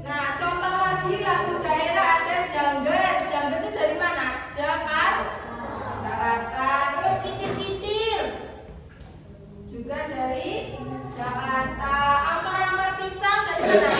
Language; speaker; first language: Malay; non-native, local second language; Javanese